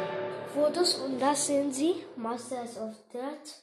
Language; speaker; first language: German; non-native, learner; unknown